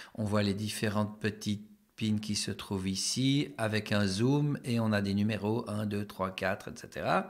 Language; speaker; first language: French; native; French